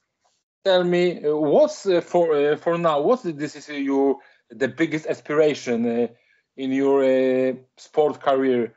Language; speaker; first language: English; non-native, learner; Polish